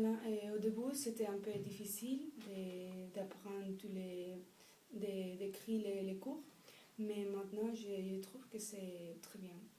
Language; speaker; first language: French; non-native, fluent; Spanish